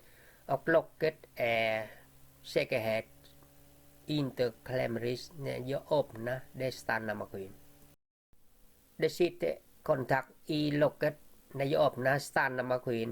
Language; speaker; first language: Swedish; non-native, learner; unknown